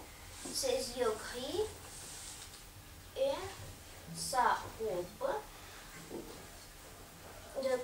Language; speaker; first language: French; non-native, learner; Russian